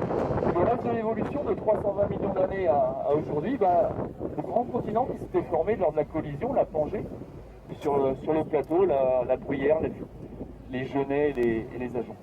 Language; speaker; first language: French; native; French